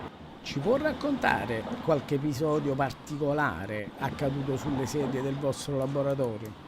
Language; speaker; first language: Italian; native; Italian